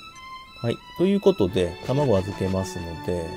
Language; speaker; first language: Japanese; native; Japanese